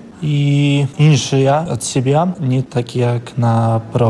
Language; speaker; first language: Polish; non-native, local second language; Belarusian